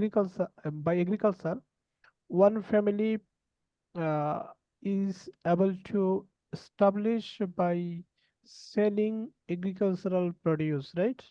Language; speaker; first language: English; non-native, learner; Bangla